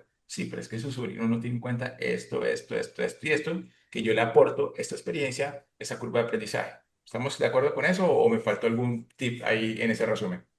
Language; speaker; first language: Spanish; native; Spanish